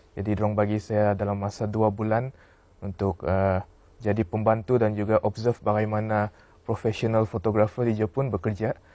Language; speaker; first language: Malay; native; Malay